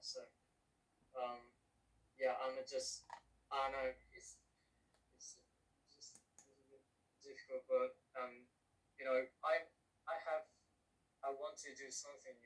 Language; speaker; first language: English; non-native, learner; Korean